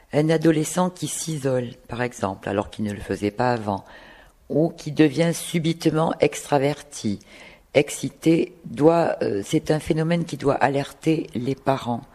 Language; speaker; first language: French; native; French